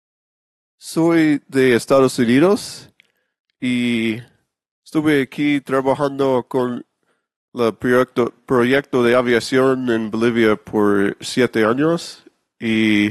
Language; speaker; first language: Spanish; non-native, fluent; English